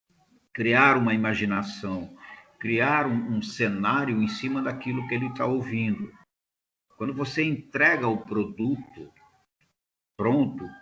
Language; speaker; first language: Portuguese; native; Portuguese